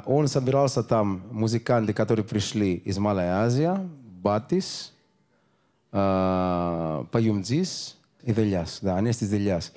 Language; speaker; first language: Russian; non-native, learner; Greek